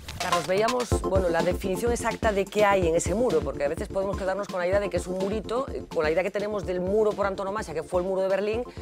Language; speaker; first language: Spanish; native; Spanish